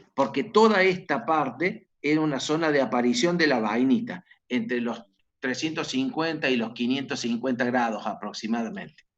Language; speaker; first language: Spanish; native; Spanish